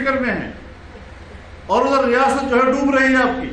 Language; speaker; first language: Urdu; non-native, local second language; Pashto